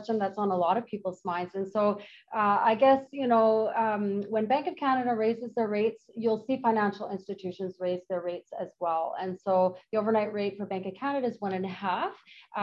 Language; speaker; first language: English; native; English